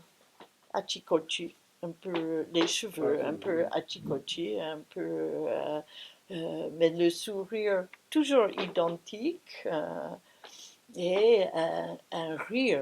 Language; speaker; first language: French; non-native, fluent; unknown